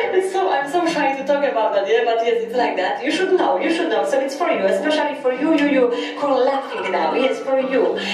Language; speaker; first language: English; non-native, fluent; Polish